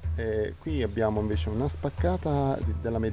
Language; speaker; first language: Italian; native; Italian